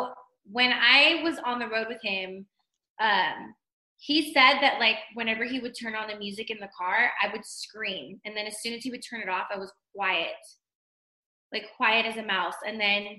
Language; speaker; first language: English; native; English